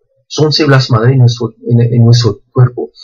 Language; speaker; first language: Spanish; non-native, fluent; French